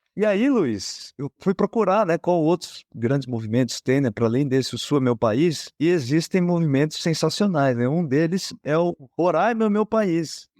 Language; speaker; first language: Portuguese; native; Portuguese